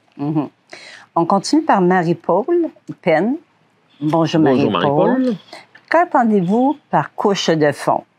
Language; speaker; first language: French; native; French